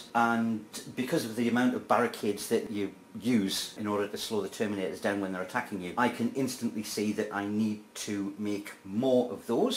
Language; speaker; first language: English; native; English